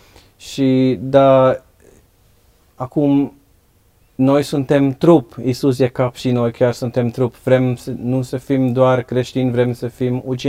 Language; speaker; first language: Romanian; non-native, learner; Dutch